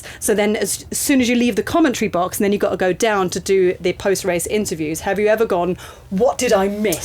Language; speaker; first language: English; native; English